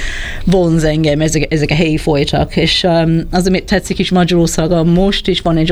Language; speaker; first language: Hungarian; non-native, fluent; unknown